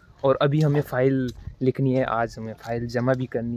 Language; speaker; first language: Hindi; native; Hindi